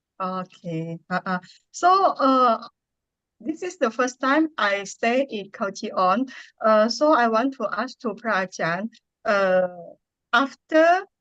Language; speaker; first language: English; non-native, learner; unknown